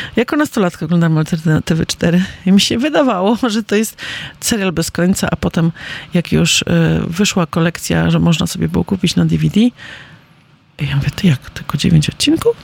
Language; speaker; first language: Polish; native; Polish